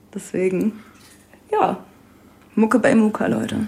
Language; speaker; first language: German; early bilingual, other home language; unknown